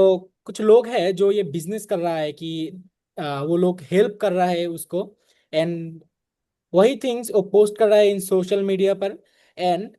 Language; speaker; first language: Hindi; non-native, learner; Bangla